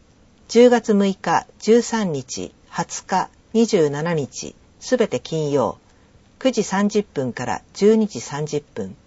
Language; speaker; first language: Japanese; native; Japanese